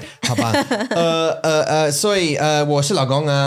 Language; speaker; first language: Chinese; non-native, learner; English